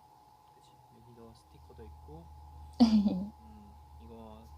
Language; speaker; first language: Korean; non-native, fluent; Chinese